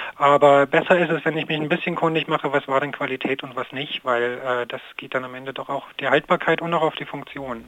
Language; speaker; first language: German; native; German